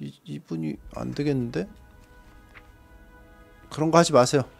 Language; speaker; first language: Korean; native; Korean